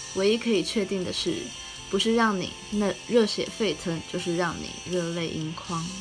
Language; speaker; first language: Chinese; non-native, local second language; Min Nan Chinese